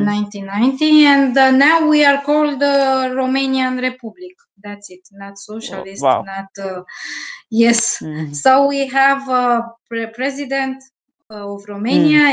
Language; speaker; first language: English; non-native, learner; Romanian